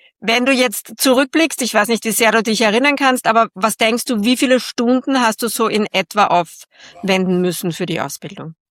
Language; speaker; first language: German; native; German